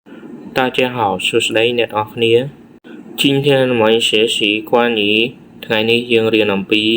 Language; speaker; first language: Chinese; non-native, fluent; Khmer